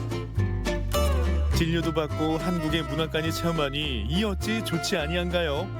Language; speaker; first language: Korean; native; Korean